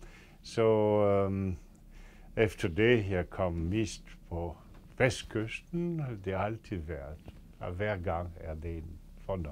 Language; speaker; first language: Danish; non-native, fluent; French